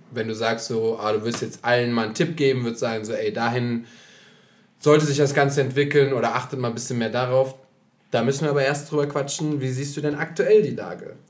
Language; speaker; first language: German; native; German